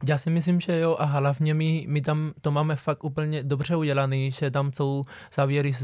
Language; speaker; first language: Czech; non-native, fluent; Spanish